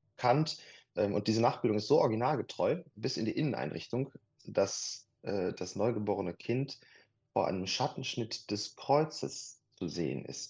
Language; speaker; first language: German; native; German